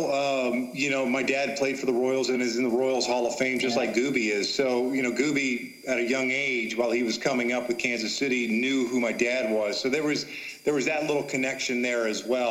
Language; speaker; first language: English; native; English